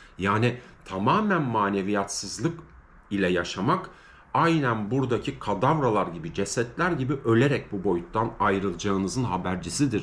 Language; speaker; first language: Turkish; native; Turkish